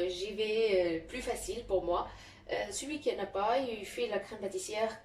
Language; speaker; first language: French; non-native, local second language; Arabic